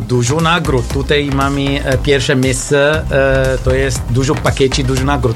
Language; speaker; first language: Polish; non-native, learner; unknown